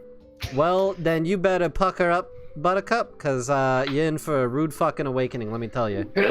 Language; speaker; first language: English; native; English